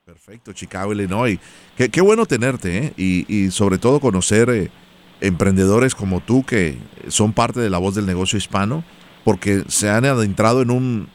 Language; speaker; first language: Spanish; native; Spanish